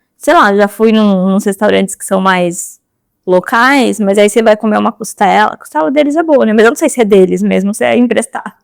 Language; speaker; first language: Portuguese; native; Portuguese